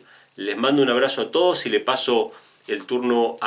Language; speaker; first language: Spanish; native; Spanish